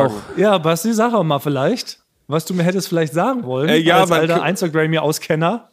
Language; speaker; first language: German; native; German